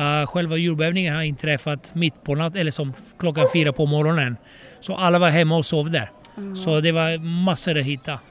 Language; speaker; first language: Swedish; non-native, fluent; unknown